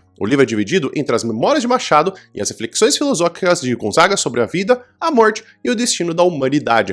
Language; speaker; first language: Portuguese; native; Portuguese